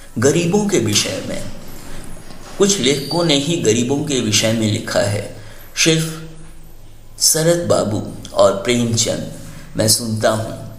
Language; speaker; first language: Hindi; native; Hindi